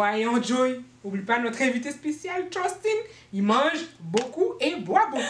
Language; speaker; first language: French; native; French